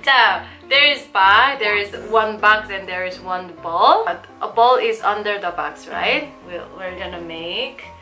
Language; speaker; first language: English; non-native, learner; Korean